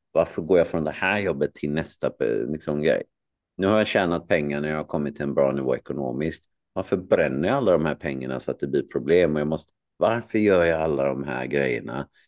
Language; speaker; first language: Swedish; native; Swedish